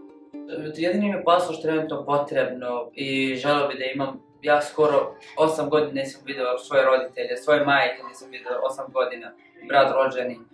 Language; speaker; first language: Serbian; non-native, fluent; Kurdish